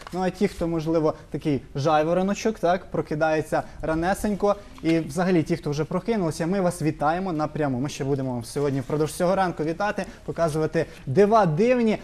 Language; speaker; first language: Ukrainian; native; Ukrainian